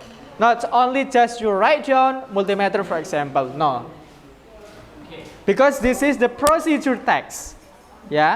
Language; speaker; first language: English; non-native, learner; Indonesian